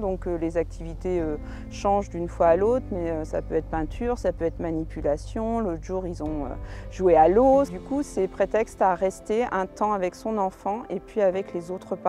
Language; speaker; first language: French; native; French